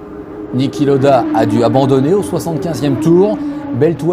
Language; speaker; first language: French; native; French